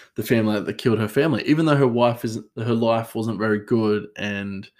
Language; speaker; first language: English; native; English